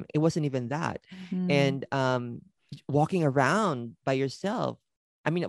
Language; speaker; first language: English; non-native, local second language; Filipino